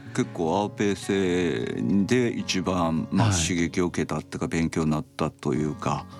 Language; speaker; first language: Japanese; native; Japanese